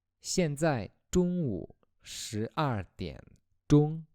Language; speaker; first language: Chinese; non-native, fluent; Polish